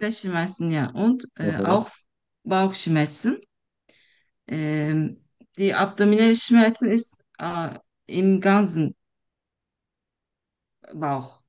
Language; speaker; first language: German; non-native, fluent; Turkish